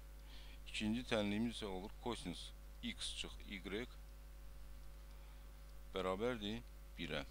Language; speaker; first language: Azerbaijani; native; Azerbaijani